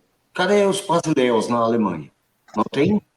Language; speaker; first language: Portuguese; non-native, fluent; German